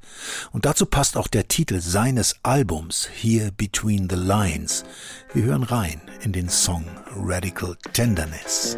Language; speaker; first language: German; native; German